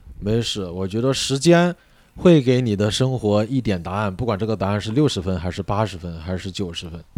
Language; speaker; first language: Chinese; native; Chinese